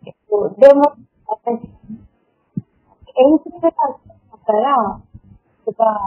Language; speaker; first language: Japanese; non-native, learner; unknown